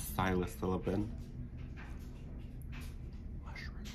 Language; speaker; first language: English; native; English